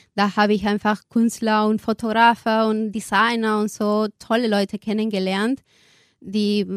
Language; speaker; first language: German; non-native, fluent; Spanish